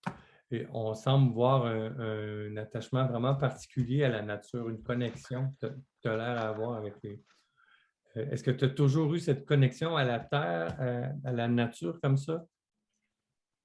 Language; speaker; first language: French; native; French